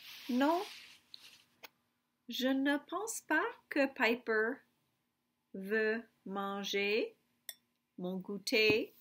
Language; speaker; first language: French; non-native, fluent; English